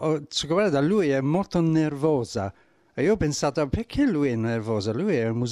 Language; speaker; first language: Italian; non-native, learner; English